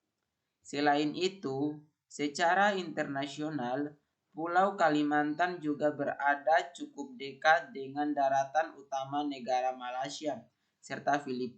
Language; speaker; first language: Indonesian; native; Indonesian